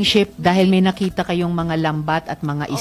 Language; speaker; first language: Filipino; native; Filipino